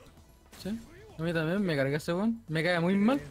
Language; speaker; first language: Spanish; native; Spanish